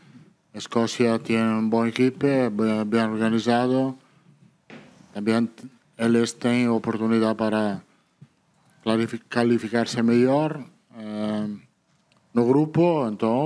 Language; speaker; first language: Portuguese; non-native, learner; Italian